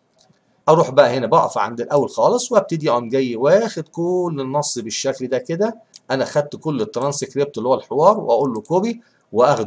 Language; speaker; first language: Arabic; native; Arabic